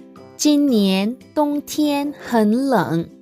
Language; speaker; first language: Chinese; non-native, fluent; Korean